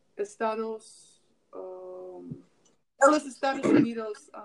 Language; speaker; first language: Spanish; non-native, learner; English